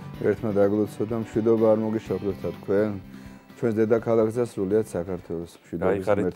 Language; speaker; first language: Georgian; native; Georgian